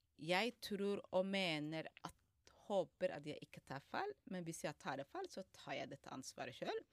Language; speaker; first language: Norwegian; non-native, fluent; Somali